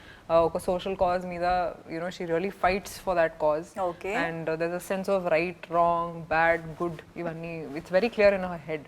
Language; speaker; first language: Telugu; non-native, fluent; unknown